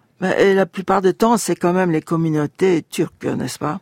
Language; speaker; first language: French; non-native, fluent; Turkish